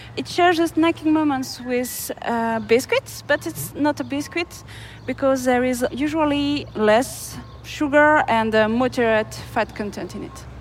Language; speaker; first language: English; non-native, fluent; French